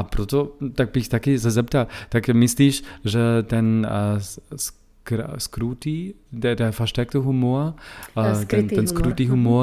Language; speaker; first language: Czech; non-native, learner; German